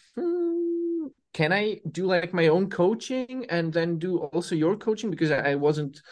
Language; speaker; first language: English; non-native, fluent; Serbian